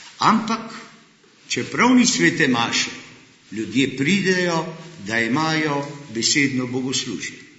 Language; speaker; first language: Slovenian; early bilingual, heritage; Slovenian